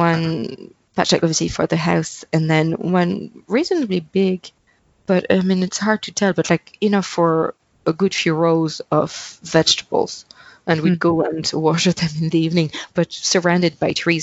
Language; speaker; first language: English; non-native, fluent; French